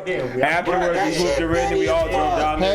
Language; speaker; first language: English; native; English